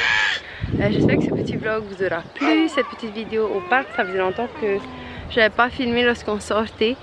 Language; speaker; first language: French; native; French